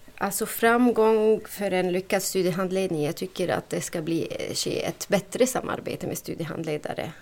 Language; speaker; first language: Swedish; non-native, fluent; Arabic